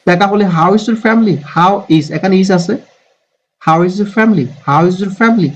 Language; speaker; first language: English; non-native, fluent; Bangla